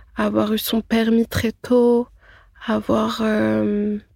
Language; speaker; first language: French; non-native, local second language; Arabic